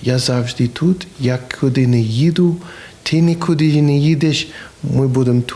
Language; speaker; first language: Ukrainian; non-native, learner; English